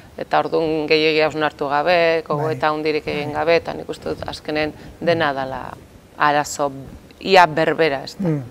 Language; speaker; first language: Basque; native; Basque